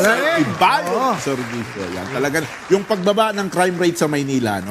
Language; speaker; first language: Filipino; native; Filipino